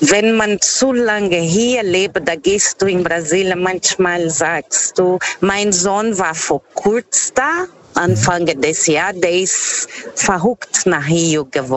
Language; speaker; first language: German; non-native, fluent; Portuguese